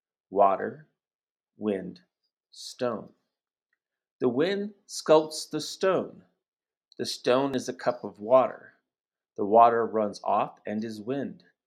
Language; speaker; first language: English; native; English